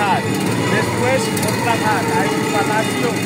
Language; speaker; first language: Spanish; non-native, learner; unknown